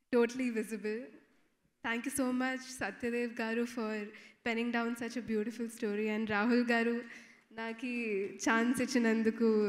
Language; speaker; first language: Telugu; non-native, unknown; Tulu